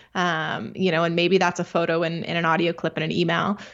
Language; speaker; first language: English; native; English